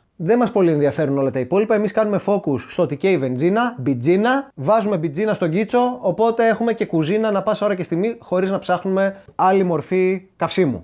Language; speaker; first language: Greek; native; Greek